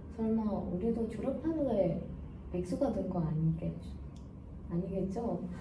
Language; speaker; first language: Korean; non-native, learner; Burmese